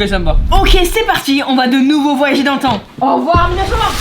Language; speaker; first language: French; native; French